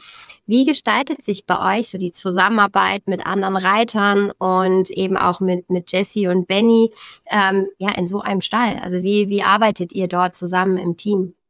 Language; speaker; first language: German; native; German